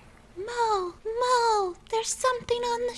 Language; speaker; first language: English; native; English